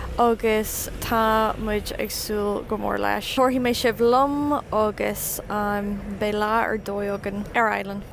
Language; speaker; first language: Irish; non-native, learner; English